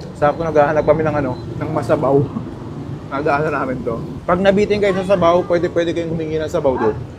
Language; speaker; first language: Filipino; native; Filipino